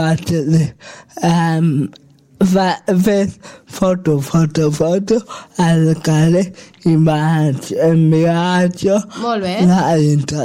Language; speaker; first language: Catalan; non-native, local second language; Spanish